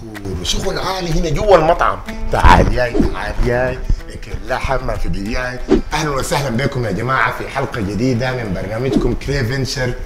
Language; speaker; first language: Arabic; native; Arabic